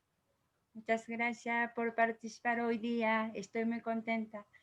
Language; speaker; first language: Spanish; non-native, learner; Japanese